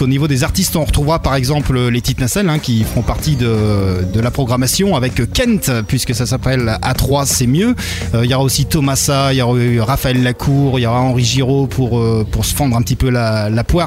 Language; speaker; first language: French; native; French